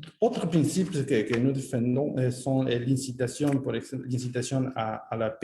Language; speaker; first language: French; non-native, fluent; Spanish